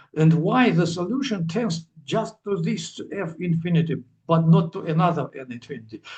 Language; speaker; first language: English; non-native, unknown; Russian